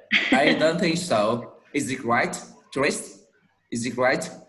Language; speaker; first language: English; non-native, learner; Vietnamese